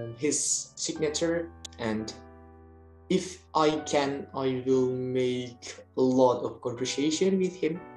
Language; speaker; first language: English; non-native, learner; Indonesian